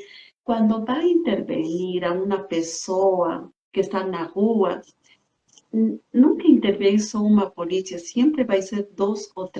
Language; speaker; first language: Portuguese; non-native, fluent; Spanish